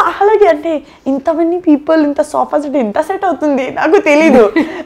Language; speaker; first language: Telugu; non-native, learner; Gujarati